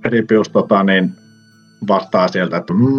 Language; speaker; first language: Finnish; native; Finnish